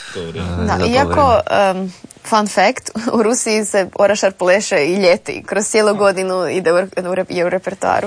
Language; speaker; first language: Serbian; native; Serbian